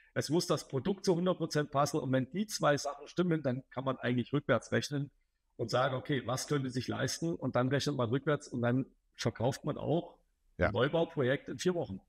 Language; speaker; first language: German; native; German